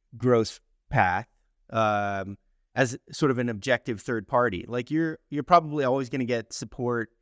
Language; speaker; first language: English; native; English